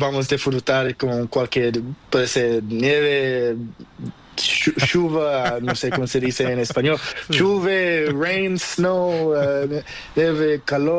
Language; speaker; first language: Spanish; non-native, learner; Portuguese